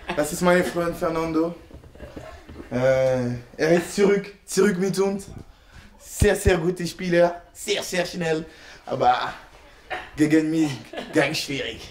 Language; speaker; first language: German; non-native, learner; French